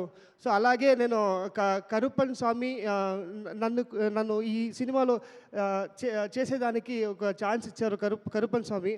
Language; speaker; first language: Telugu; non-native, local second language; Kannada